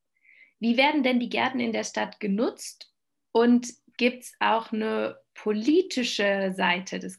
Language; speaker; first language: German; native; German